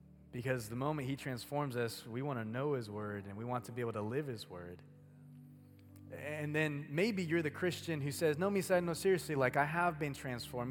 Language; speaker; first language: English; early bilingual, other home language; Spanish